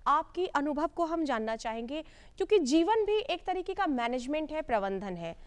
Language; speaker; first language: Hindi; native; Hindi